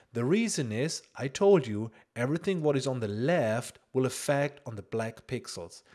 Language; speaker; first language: English; non-native, fluent; German